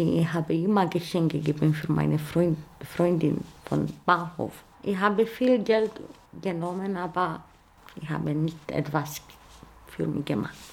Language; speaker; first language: German; non-native, learner; Romanian